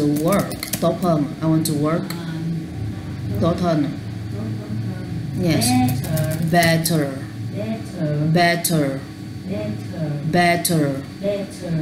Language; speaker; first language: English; non-native, learner; Vietnamese